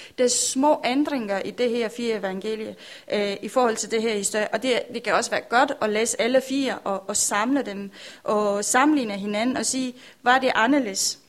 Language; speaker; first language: Danish; non-native, learner; Romanian